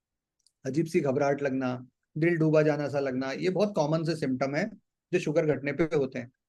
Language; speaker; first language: Hindi; native; Hindi